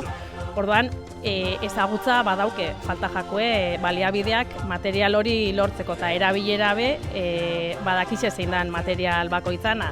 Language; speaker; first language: Basque; native; Basque